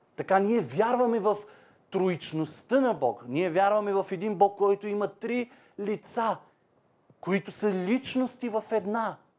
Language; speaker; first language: Bulgarian; native; Bulgarian